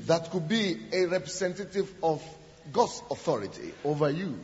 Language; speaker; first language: English; non-native, local second language; Yoruba